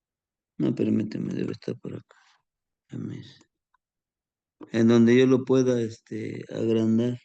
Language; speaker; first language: Spanish; native; Spanish